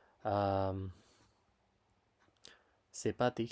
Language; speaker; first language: French; non-native, learner; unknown